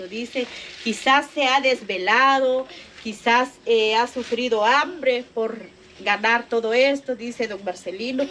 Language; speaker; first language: Spanish; non-native, local second language; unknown